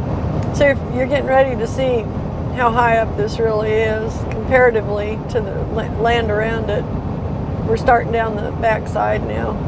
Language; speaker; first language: English; native; English